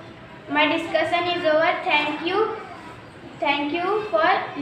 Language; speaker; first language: English; non-native, learner; Hindi